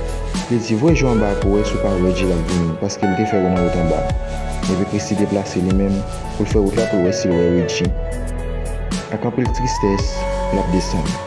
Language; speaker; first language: French; non-native, learner; Haitian Creole